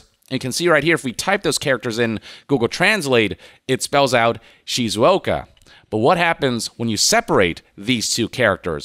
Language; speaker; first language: English; native; English